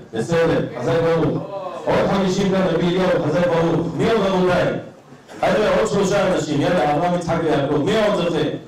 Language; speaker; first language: Hebrew; native; Hebrew